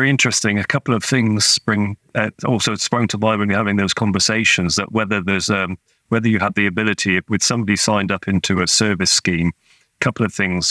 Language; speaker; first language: English; native; English